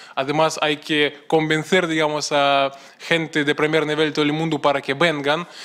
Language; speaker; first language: Spanish; non-native, fluent; Russian